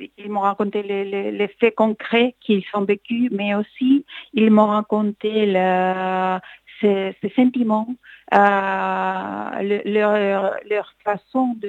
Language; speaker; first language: French; non-native, fluent; Spanish